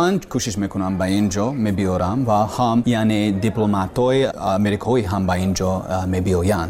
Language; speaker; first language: Persian; non-native, learner; English